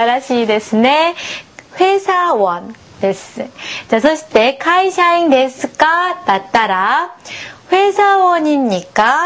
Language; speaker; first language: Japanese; non-native, fluent; Korean